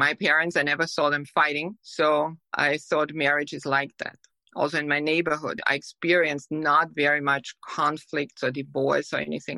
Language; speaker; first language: English; non-native, fluent; German